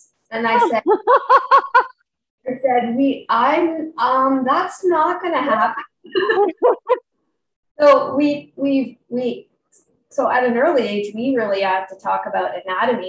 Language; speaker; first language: English; native; English